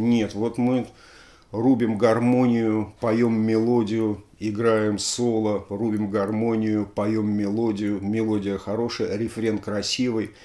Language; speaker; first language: Russian; native; Russian